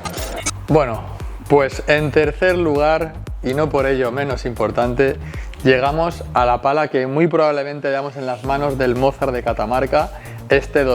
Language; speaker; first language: Spanish; native; Spanish